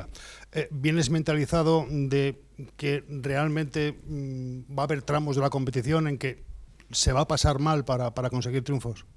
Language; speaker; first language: Spanish; native; Spanish